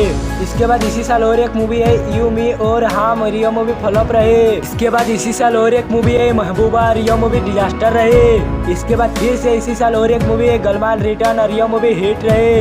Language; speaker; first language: Hindi; non-native, local second language; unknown